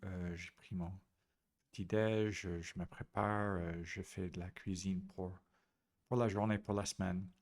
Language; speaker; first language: French; non-native, learner; English